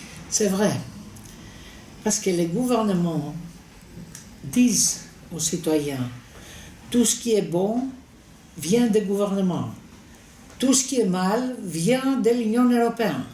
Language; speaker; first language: French; non-native, fluent; Greek